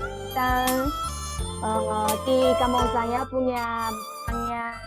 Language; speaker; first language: Indonesian; non-native, learner; Chinese